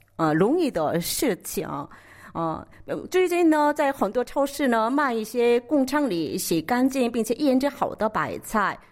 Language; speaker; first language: Chinese; non-native, fluent; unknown